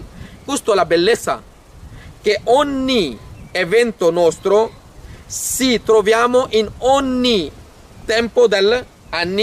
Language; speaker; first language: Italian; non-native, fluent; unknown